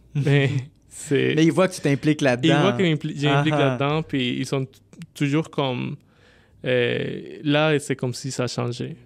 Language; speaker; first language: French; non-native, fluent; Spanish